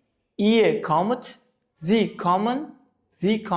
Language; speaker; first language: German; non-native, learner; Uzbek